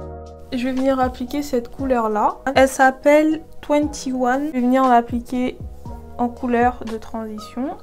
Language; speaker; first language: French; native; French